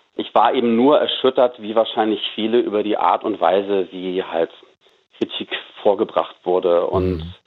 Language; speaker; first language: German; native; German